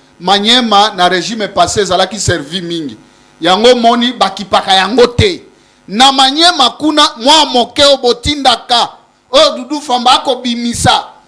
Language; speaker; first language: Lingala; native; Lingala